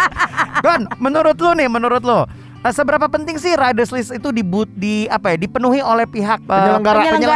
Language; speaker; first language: Indonesian; native; Indonesian